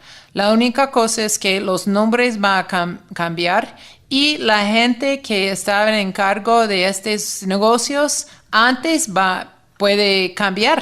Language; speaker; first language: Spanish; non-native, fluent; English